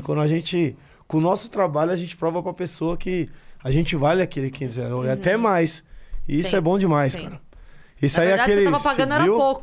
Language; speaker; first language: Portuguese; native; Portuguese